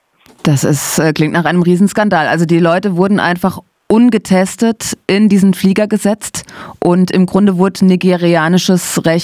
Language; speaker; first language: German; native; German